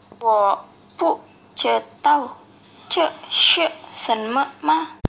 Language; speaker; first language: Chinese; non-native, learner; Indonesian